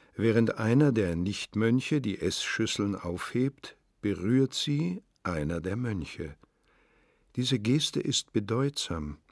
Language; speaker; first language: German; native; German